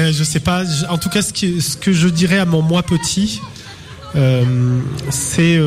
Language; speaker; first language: French; native; French